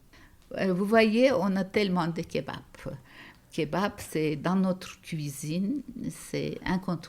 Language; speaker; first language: French; non-native, fluent; Turkish